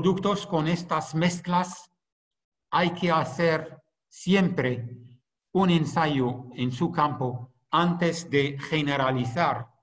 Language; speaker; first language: Spanish; non-native, fluent; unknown